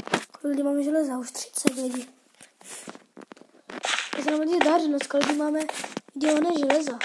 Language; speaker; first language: Czech; non-native, learner; Slovak